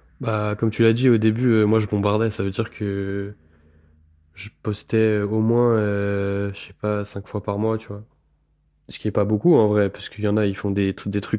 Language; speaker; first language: French; native; French